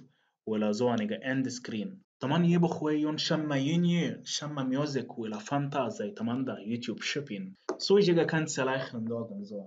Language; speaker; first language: Chinese; non-native, fluent; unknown